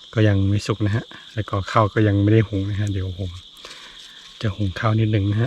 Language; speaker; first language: Thai; non-native, local second language; S'gaw Karen